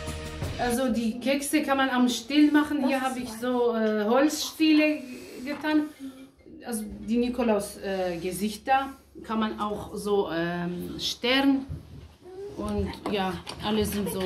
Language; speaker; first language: German; non-native, fluent; Aramaic